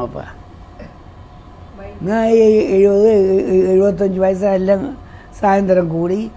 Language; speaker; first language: Tamil; non-native, local second language; Malayalam